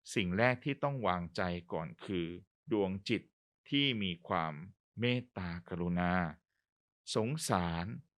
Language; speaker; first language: Thai; native; Thai